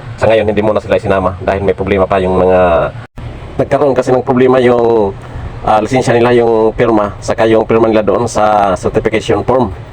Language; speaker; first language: Filipino; non-native, local second language; Bikol